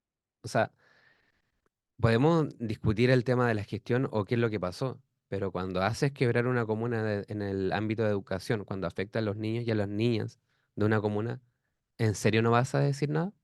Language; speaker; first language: Spanish; native; Spanish